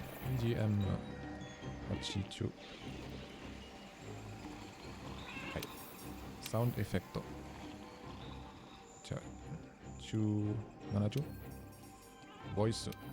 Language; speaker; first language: Japanese; non-native, learner; German